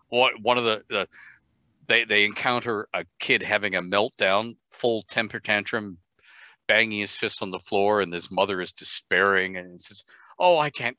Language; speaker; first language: English; native; English